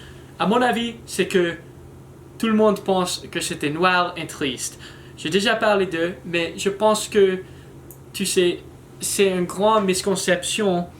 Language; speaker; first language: French; non-native, learner; English